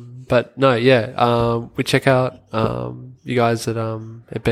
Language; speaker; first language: English; native; English